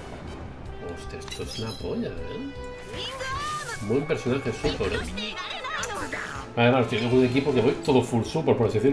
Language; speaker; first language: Spanish; native; Spanish